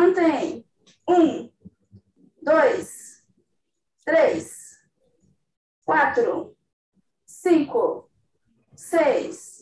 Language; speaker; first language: Portuguese; native; Portuguese